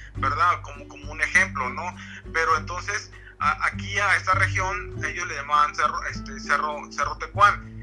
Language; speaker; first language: Spanish; native; Spanish